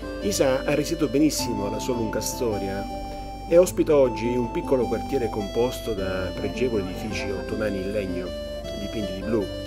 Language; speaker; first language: Italian; native; Italian